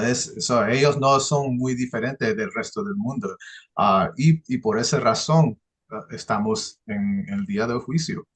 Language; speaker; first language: Spanish; early bilingual, heritage; English